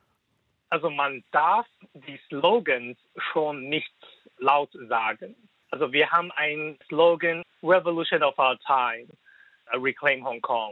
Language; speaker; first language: German; non-native, fluent; Cantonese